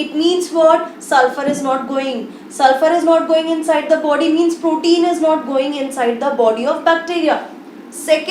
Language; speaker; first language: English; non-native, local second language; Hindi